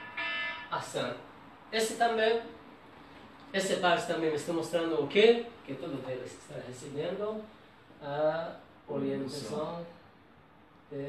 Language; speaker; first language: Portuguese; non-native, learner; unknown